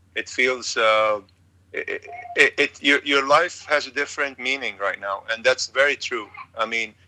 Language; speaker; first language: English; non-native, fluent; Arabic